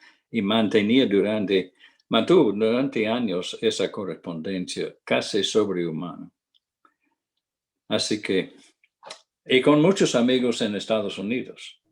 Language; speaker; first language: Spanish; non-native, fluent; English